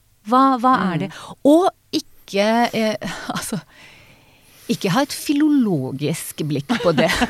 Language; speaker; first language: Norwegian; non-native, fluent; Hebrew